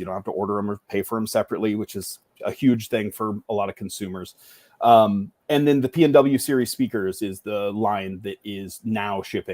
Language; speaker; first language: English; native; English